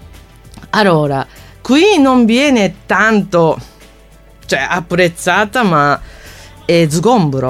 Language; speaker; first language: Italian; non-native, fluent; Japanese